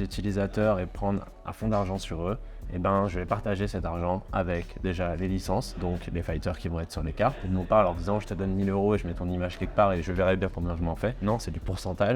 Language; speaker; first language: French; native; French